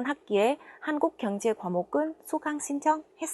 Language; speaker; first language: Korean; non-native, fluent; Vietnamese